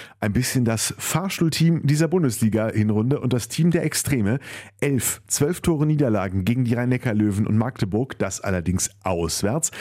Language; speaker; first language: German; native; German